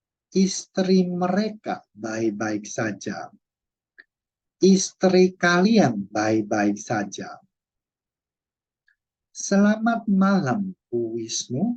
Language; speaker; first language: Indonesian; non-native, fluent; Chinese